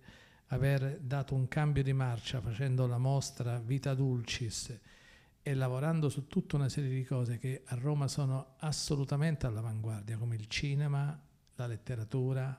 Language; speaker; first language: Italian; native; Italian